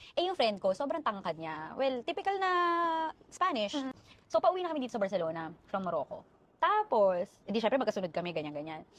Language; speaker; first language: Filipino; native; Filipino